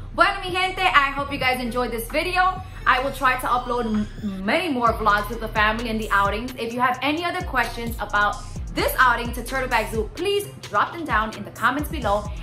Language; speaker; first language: English; early bilingual, other home language; Spanish